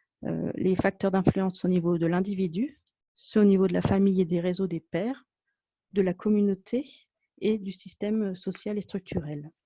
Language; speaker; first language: French; native; French